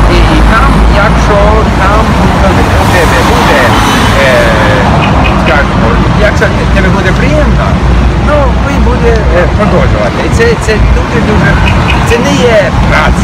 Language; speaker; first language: Ukrainian; non-native, learner; English